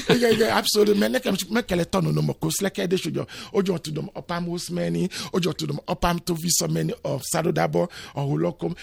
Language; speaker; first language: Hungarian; non-native, fluent; Yoruba